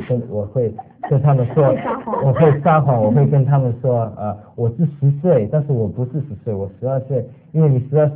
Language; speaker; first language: Chinese; early bilingual, other home language; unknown